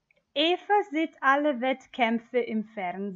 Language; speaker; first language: German; non-native, fluent; Macedonian